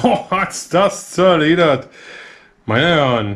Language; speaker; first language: German; native; German